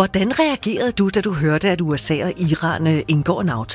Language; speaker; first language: Danish; native; Danish